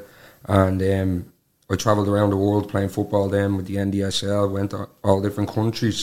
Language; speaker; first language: English; native; English